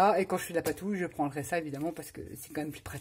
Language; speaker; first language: French; native; French